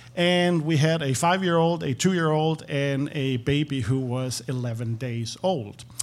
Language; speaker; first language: English; non-native, fluent; Danish